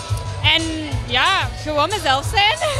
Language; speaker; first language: Dutch; native; Dutch